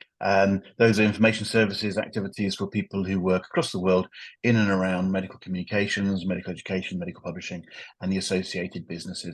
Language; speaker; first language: English; native; English